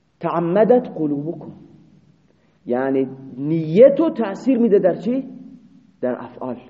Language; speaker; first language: Persian; non-native, local second language; Baluchi